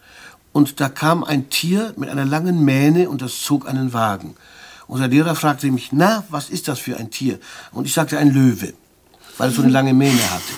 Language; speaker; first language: German; native; German